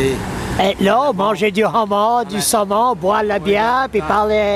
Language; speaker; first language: French; native; French